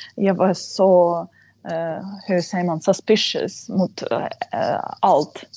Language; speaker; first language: Swedish; non-native, fluent; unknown